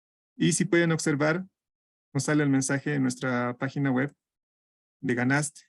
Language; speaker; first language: Spanish; native; Spanish